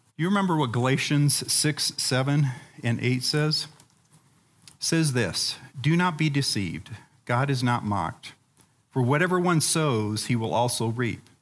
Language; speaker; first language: English; native; English